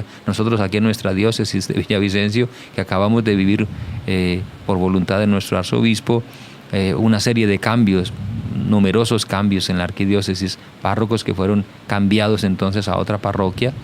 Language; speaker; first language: Spanish; native; Spanish